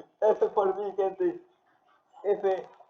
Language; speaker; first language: Spanish; native; Spanish